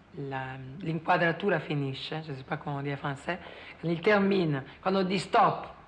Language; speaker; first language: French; non-native, fluent; Italian